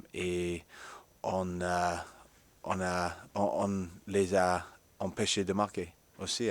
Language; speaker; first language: French; non-native, fluent; English